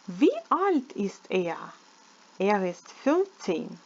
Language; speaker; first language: German; non-native, fluent; Ukrainian